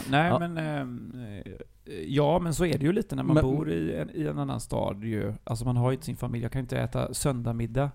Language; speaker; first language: Swedish; native; Swedish